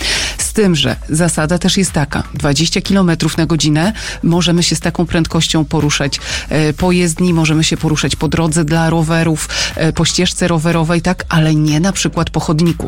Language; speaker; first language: Polish; native; Polish